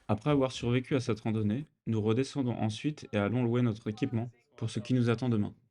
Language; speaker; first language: French; native; French